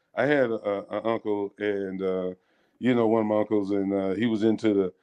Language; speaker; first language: English; native; English